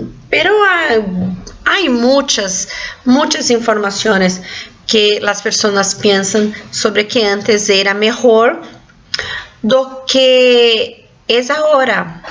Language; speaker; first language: Spanish; non-native, fluent; Portuguese